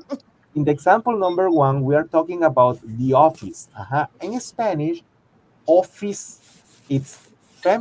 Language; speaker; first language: English; non-native, fluent; Spanish